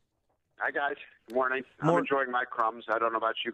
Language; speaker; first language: English; native; English